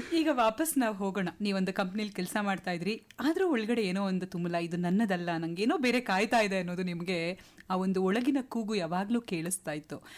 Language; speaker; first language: Kannada; native; Kannada